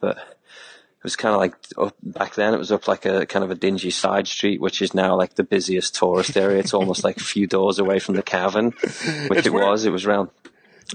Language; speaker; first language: English; native; English